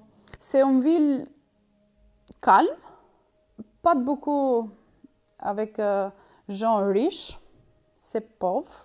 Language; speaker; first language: French; non-native, learner; Albanian